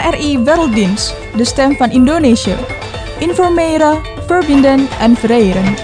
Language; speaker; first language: Dutch; non-native, fluent; Indonesian